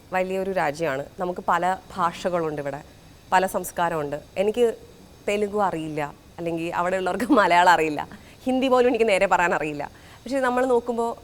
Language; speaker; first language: Malayalam; native; Malayalam